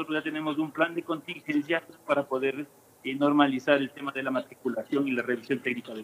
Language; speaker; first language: Spanish; native; Spanish